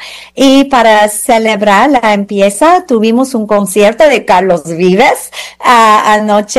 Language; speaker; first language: Spanish; non-native, fluent; English